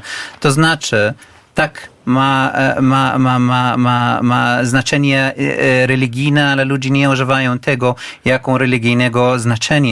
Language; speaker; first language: Polish; non-native, fluent; Arabic